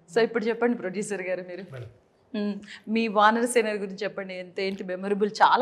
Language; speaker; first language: Telugu; native; Telugu